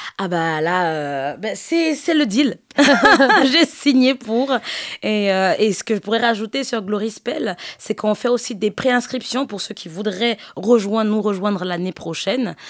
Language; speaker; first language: French; early bilingual, other home language; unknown